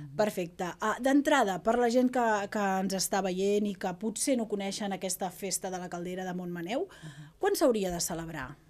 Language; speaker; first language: Catalan; native; Catalan